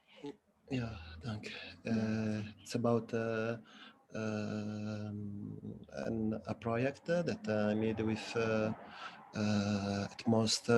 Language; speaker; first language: English; non-native, learner; Italian